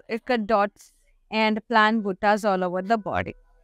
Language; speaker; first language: English; non-native, local second language; Telugu